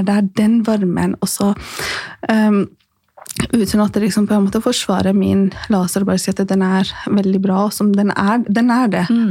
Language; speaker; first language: Norwegian; non-native, fluent; Persian